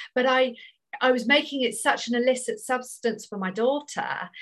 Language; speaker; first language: English; native; English